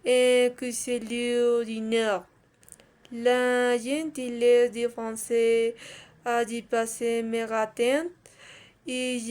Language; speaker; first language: French; non-native, learner; Spanish